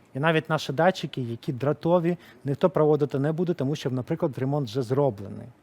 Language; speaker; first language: Ukrainian; non-native, local second language; Russian